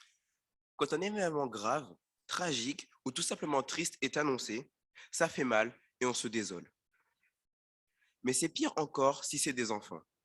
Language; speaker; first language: French; native; French